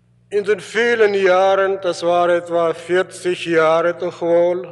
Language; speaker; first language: German; early bilingual, heritage; German